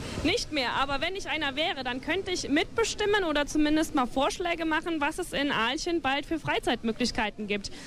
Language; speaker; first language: German; native; German